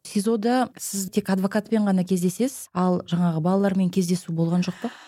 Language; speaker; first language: Kazakh; native; Kazakh